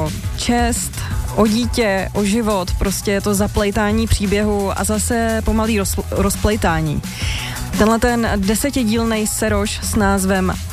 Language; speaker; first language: Czech; native; Czech